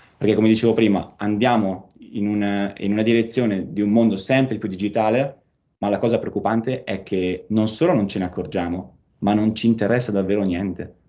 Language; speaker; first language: Italian; native; Italian